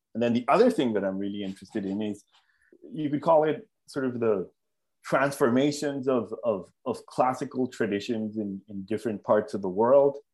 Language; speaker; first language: English; non-native, fluent; Spanish